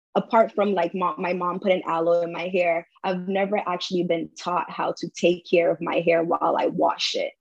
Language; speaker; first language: English; early bilingual, heritage; English